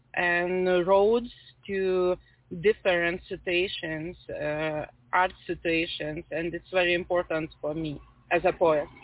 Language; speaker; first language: English; non-native, fluent; Lithuanian